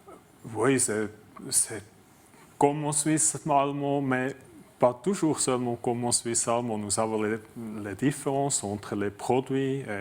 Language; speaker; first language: French; non-native, learner; German